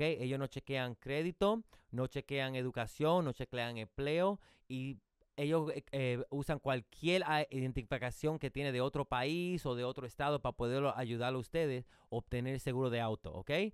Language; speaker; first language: Spanish; early bilingual, heritage; Spanish